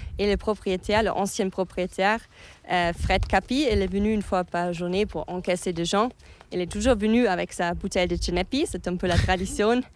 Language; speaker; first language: French; non-native, fluent; German